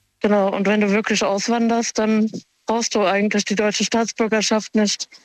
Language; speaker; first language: German; native; German